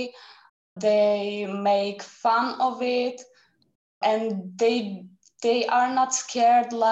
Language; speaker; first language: English; non-native, learner; Czech